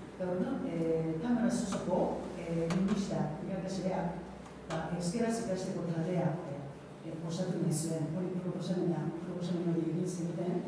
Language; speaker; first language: Basque; non-native, fluent; Japanese